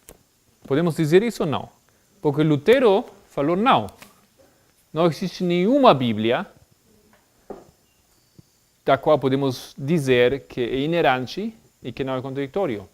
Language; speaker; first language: Portuguese; non-native, fluent; German